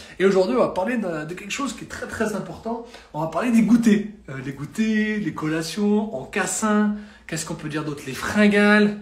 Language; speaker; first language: French; native; French